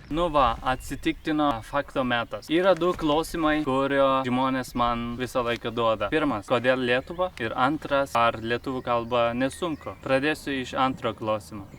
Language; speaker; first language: Lithuanian; non-native, fluent; Turkish